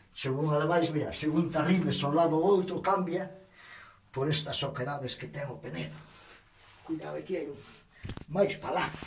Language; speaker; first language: Galician; native; Galician